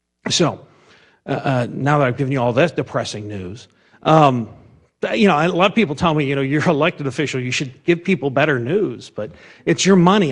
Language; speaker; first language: English; native; English